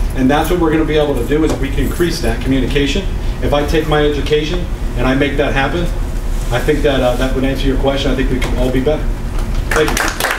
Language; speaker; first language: English; native; English